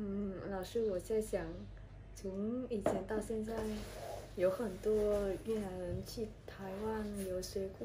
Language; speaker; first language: Chinese; non-native, learner; Vietnamese